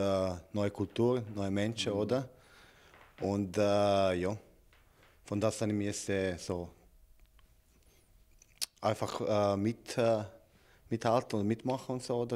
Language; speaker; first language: German; non-native, learner; Serbian